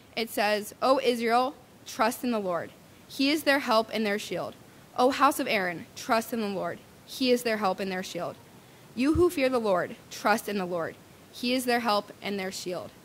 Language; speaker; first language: English; native; English